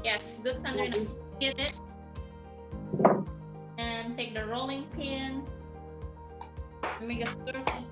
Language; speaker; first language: English; non-native, learner; Indonesian